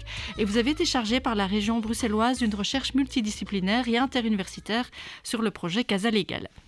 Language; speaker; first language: French; native; French